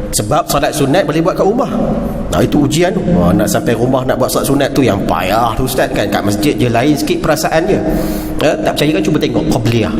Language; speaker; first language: Malay; native; Malay